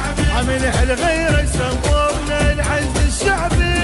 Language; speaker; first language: Arabic; native; Arabic